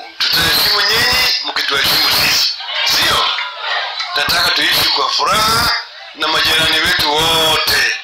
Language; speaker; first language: Swahili; non-native, local second language; Luo (Kenya and Tanzania)